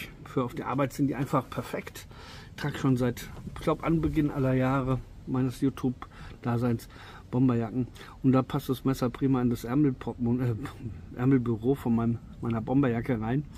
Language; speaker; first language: German; native; German